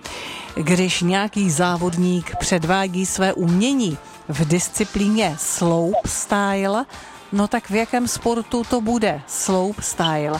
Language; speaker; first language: Czech; native; Czech